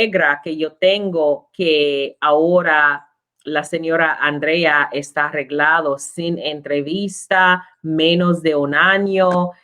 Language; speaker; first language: Spanish; non-native, learner; English